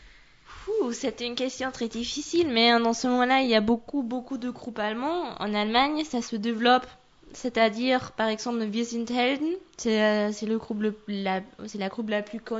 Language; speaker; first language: French; non-native, fluent; German